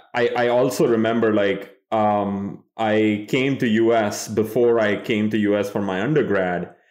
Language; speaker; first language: English; non-native, local second language; Bangla